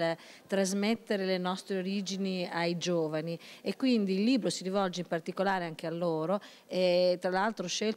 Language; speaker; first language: Italian; native; Italian